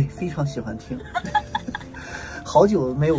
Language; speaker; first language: Chinese; native; Chinese